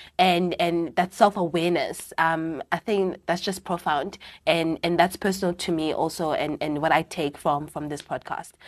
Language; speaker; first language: English; non-native, local second language; Xhosa